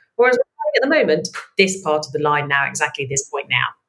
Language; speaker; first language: English; native; English